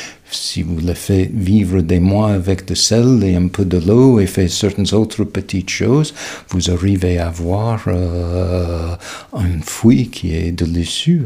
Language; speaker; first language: French; non-native, fluent; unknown